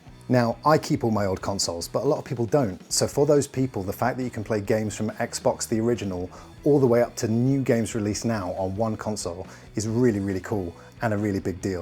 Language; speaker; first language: English; native; English